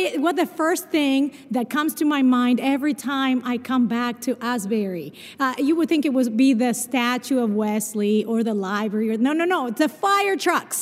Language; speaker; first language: English; non-native, fluent; Spanish